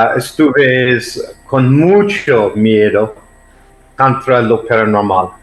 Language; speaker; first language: Spanish; non-native, learner; English